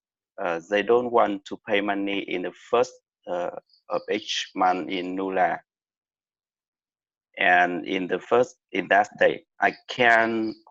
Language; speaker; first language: English; non-native, learner; Vietnamese